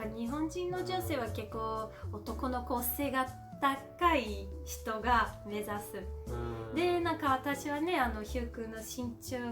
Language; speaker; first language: Japanese; non-native, learner; Portuguese